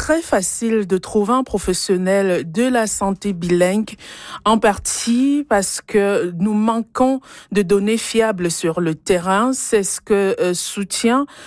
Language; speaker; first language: French; non-native, local second language; Ghomala